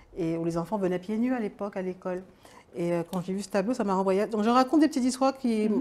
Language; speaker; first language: French; native; French